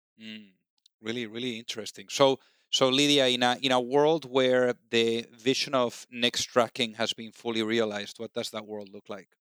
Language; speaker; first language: English; non-native, fluent; Spanish